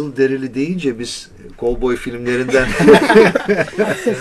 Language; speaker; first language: Turkish; native; Turkish